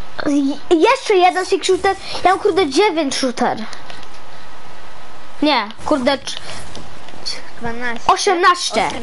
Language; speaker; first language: Polish; early bilingual, heritage; Polish